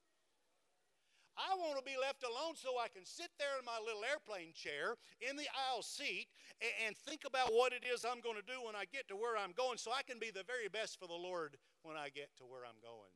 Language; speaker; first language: English; native; English